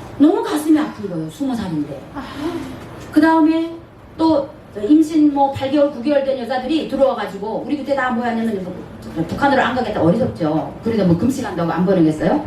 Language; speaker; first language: Korean; native; Korean